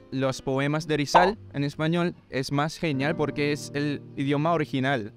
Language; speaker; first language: Spanish; non-native, fluent; Filipino